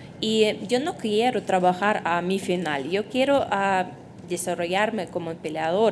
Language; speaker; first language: Spanish; non-native, fluent; Russian